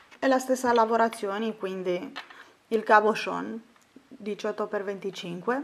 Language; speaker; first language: Italian; non-native, fluent; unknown